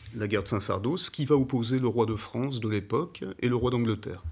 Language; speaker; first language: French; native; French